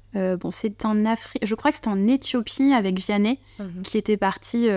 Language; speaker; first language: French; native; French